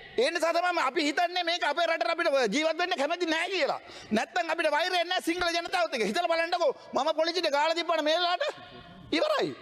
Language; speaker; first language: Sinhala; non-native, local second language; Tamil